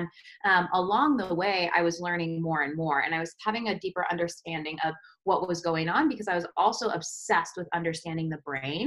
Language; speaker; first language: English; native; English